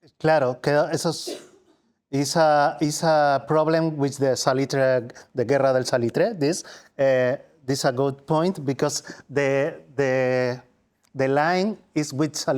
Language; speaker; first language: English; non-native, learner; Spanish